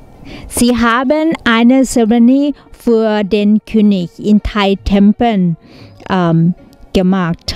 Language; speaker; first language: German; non-native, learner; Thai